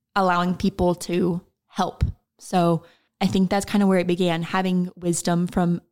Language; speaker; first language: English; native; English